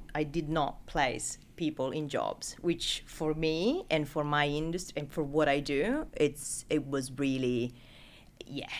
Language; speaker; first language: English; non-native, fluent; Italian